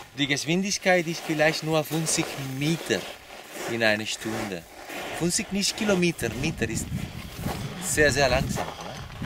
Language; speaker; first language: German; non-native, learner; Spanish